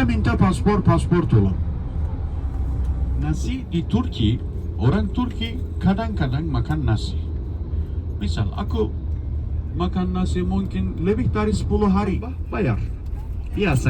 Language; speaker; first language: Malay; non-native, fluent; Turkish